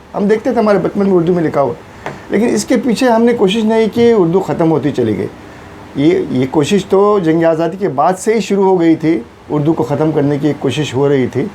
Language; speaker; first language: Urdu; non-native, local second language; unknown